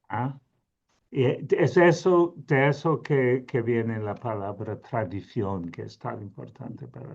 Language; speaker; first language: Spanish; non-native, fluent; English